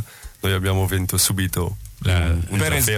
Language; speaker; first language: Italian; non-native, learner; Dutch